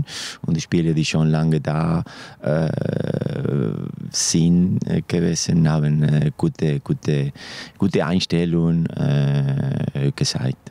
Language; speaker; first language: German; non-native, fluent; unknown